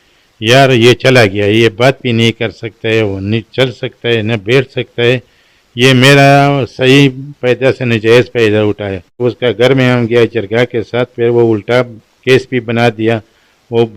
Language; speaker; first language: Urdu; non-native, local second language; Pashto